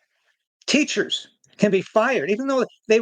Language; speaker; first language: English; native; English